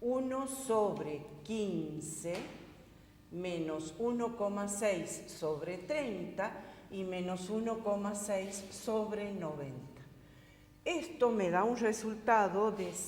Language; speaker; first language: Spanish; native; Spanish